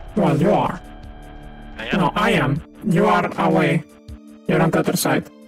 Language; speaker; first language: English; non-native, fluent; Spanish